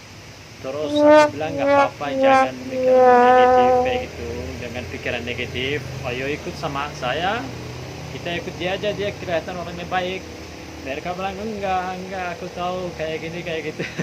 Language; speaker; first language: Indonesian; non-native, fluent; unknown